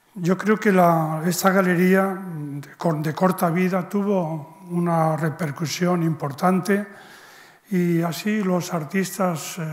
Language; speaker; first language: Spanish; native; Spanish